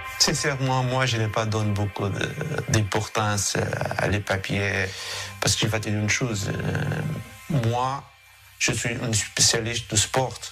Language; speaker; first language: French; non-native, fluent; Portuguese